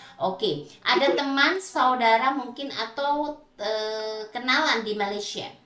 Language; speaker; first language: Indonesian; native; Indonesian